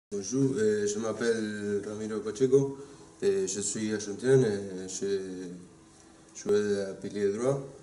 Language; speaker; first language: French; non-native, learner; Spanish